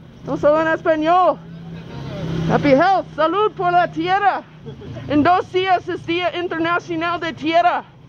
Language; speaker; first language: Spanish; non-native, learner; English